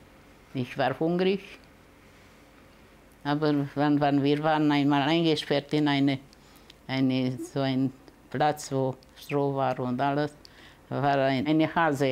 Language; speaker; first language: German; early bilingual, heritage; German